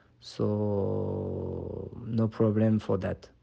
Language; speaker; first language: English; non-native, fluent; French